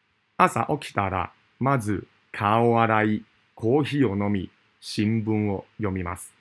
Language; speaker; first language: Japanese; non-native, fluent; Cantonese